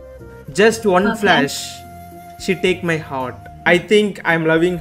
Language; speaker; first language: English; non-native, learner; Tamil